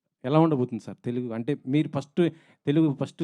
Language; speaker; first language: Telugu; native; Telugu